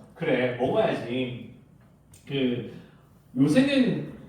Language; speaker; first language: Korean; native; Korean